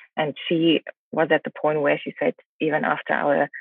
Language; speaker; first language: English; non-native, fluent; German